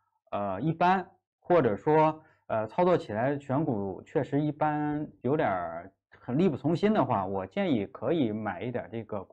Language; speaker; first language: Chinese; native; Chinese